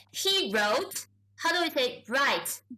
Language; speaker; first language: English; non-native, fluent; Chinese